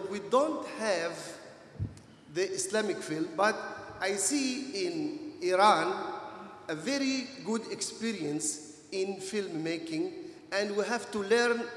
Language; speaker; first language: English; non-native, fluent; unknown